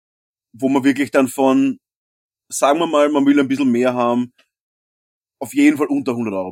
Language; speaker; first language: German; native; German